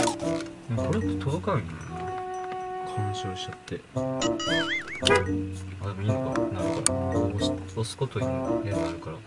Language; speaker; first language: Japanese; native; Japanese